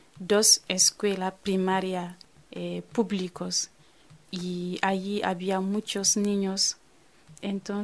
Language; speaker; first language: Spanish; non-native, fluent; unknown